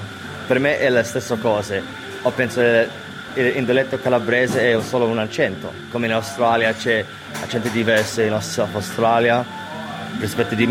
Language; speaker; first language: Italian; early bilingual, heritage; English